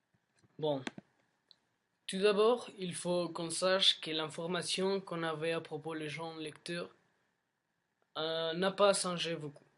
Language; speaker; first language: French; non-native, learner; Spanish